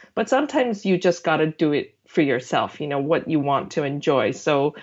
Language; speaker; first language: English; non-native, fluent; Korean